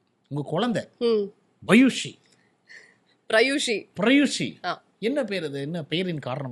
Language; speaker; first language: Tamil; native; Tamil